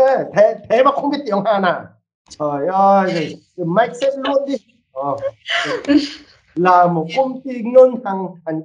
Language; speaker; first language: Vietnamese; non-native, fluent; Korean